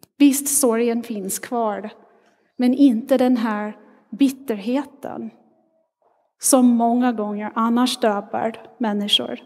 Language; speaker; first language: Swedish; non-native, fluent; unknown